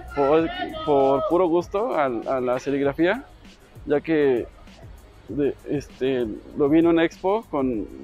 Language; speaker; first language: Spanish; native; Spanish